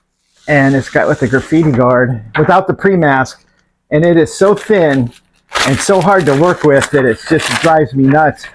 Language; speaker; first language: English; native; English